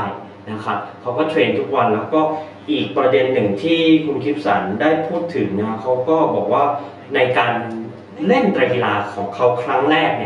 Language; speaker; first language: Thai; native; Thai